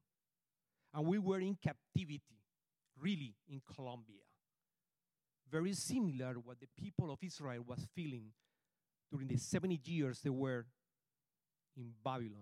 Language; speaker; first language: English; non-native, fluent; Spanish